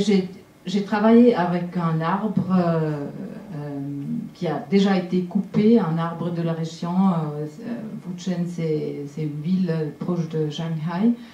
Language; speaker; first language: French; non-native, local second language; German